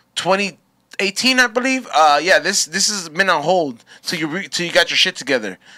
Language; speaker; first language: English; early bilingual, other home language; Spanish